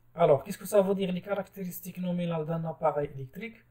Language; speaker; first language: French; non-native, local second language; Arabic